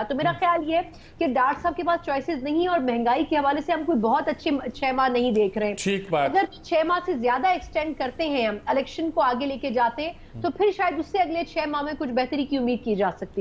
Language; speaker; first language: Urdu; native; Urdu